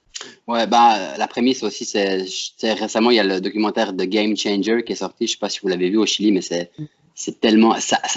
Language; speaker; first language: French; native; French